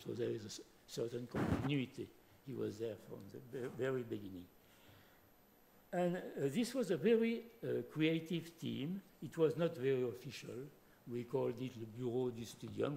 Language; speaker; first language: English; non-native, fluent; French